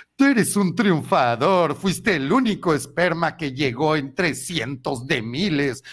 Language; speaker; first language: Spanish; native; Spanish